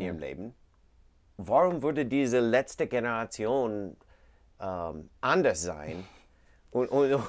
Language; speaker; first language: German; non-native, learner; English